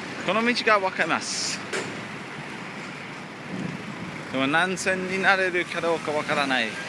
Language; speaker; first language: Japanese; non-native, learner; English